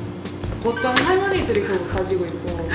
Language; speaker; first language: Korean; non-native, fluent; Italian